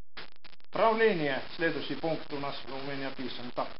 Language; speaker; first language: Russian; non-native, local second language; Estonian